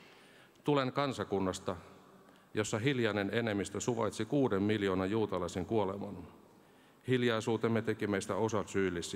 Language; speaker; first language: Finnish; native; Finnish